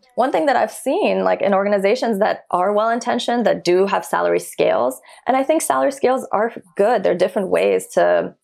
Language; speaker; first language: English; early bilingual, other home language; German